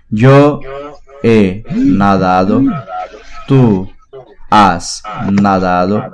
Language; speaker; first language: Spanish; non-native, fluent; Portuguese